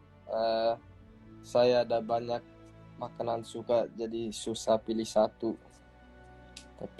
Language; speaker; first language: Indonesian; early bilingual, heritage; English